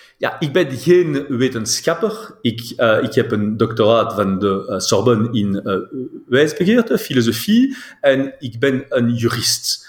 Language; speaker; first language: Dutch; non-native, local second language; French